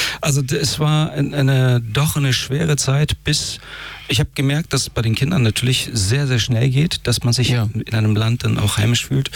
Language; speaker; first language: German; early bilingual, other home language; Persian